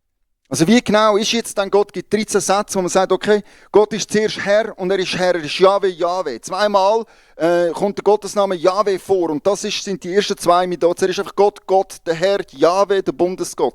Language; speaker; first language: German; native; German